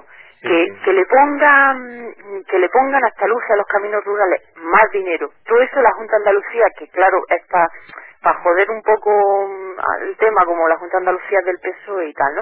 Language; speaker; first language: Spanish; native; Spanish